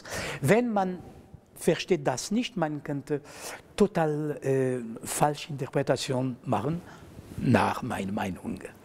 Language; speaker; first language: German; non-native, fluent; French